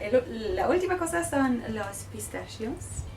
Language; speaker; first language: Spanish; non-native, learner; English